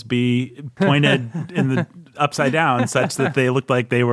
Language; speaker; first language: English; native; English